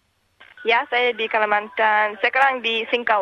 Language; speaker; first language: Indonesian; non-native, learner; English